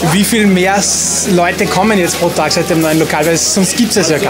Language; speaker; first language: German; native; German